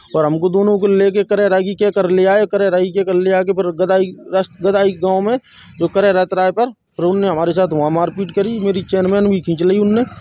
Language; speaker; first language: Hindi; native; Hindi